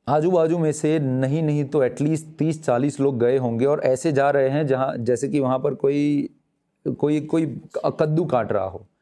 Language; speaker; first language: Hindi; non-native, local second language; Gujarati